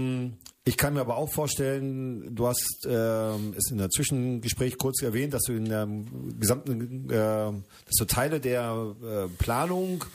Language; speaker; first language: German; native; German